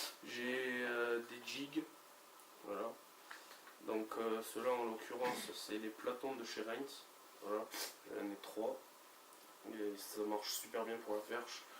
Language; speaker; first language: French; native; French